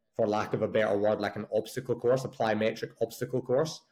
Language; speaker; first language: English; native; English